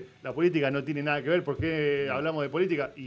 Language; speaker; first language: Spanish; native; Spanish